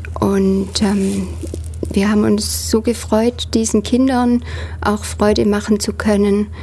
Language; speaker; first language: German; native; German